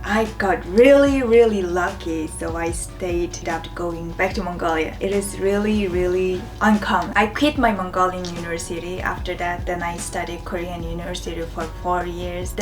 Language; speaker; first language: English; non-native, fluent; Mongolian